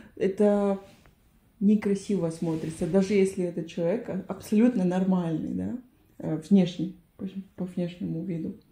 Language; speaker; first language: Russian; non-native, fluent; Spanish